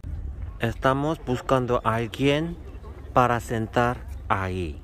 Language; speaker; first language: Spanish; non-native, fluent; Korean